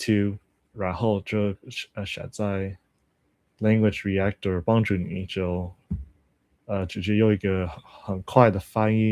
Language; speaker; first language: Chinese; non-native, learner; English